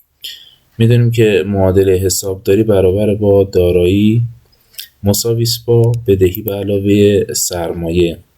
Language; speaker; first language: Persian; native; Persian